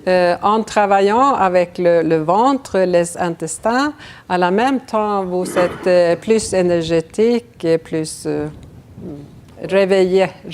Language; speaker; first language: French; non-native, fluent; Swedish